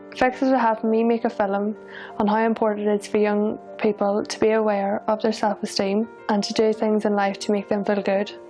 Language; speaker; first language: English; native; English